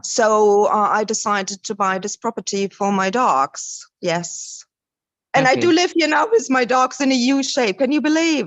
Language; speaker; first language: English; non-native, fluent; German